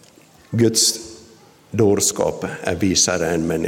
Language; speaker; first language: Swedish; non-native, local second language; Finnish